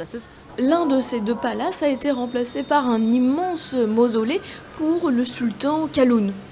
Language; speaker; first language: French; native; French